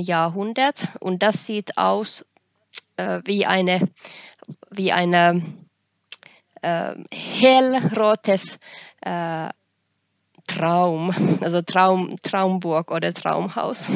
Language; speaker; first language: German; non-native, fluent; Finnish